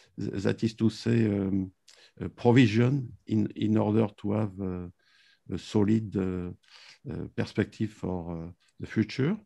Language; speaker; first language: English; non-native, fluent; French